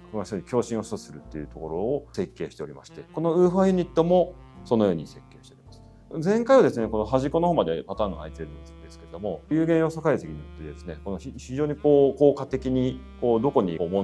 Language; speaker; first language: Japanese; native; Japanese